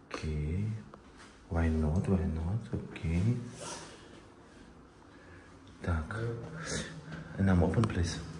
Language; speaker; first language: English; non-native, learner; Russian